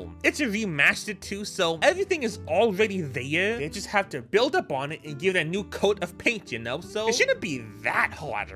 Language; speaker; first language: English; native; English